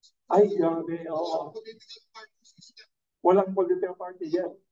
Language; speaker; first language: English; non-native, local second language; Filipino